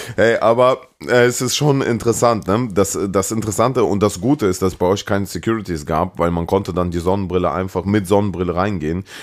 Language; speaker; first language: German; early bilingual, other home language; Russian